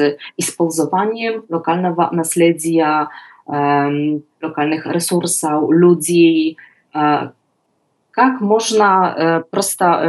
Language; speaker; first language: Russian; non-native, learner; Polish